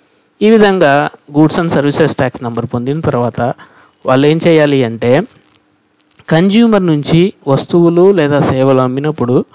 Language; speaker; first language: Telugu; native; Telugu